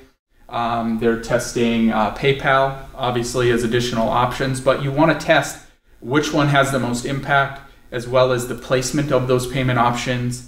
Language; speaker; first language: English; native; English